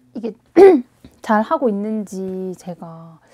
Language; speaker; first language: Korean; native; Korean